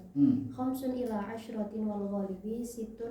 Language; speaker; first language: Arabic; non-native, learner; Indonesian